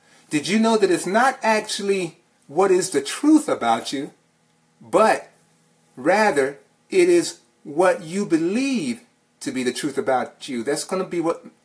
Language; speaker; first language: English; native; English